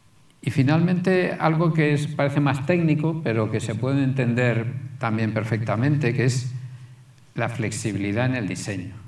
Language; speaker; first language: Spanish; native; Spanish